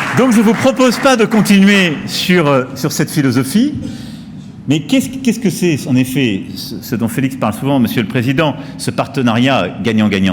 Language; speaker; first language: French; native; French